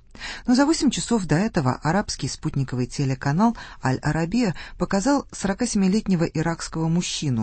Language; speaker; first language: Russian; native; Russian